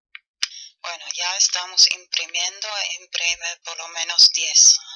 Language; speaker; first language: Spanish; non-native, fluent; German